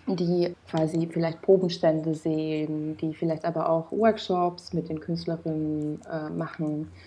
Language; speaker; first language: German; non-native, fluent; Romanian